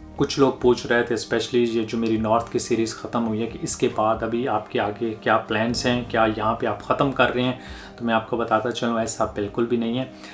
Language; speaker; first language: Urdu; native; Urdu